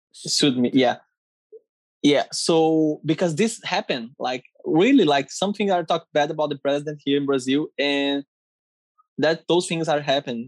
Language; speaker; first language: English; non-native, learner; Portuguese